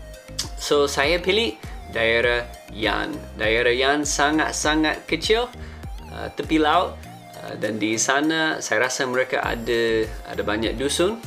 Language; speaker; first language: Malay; non-native, fluent; English